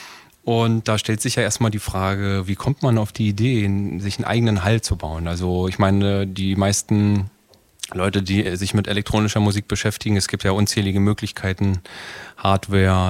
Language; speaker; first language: German; native; German